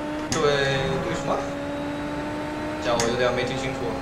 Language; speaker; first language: Chinese; native; Chinese